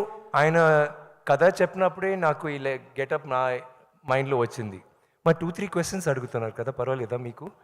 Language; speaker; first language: Telugu; non-native, local second language; Tamil